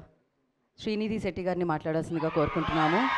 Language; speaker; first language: Telugu; native; Telugu